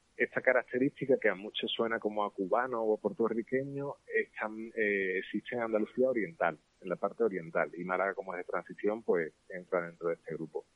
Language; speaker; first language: Spanish; native; Spanish